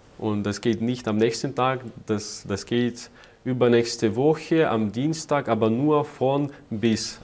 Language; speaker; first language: German; non-native, fluent; Ukrainian